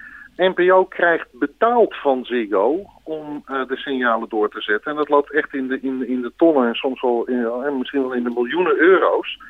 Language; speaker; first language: Dutch; native; Dutch